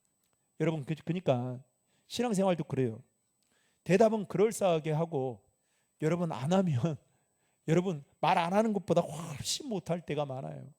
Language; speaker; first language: Korean; native; Korean